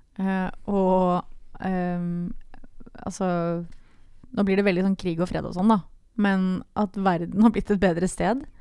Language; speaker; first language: Norwegian; native; Norwegian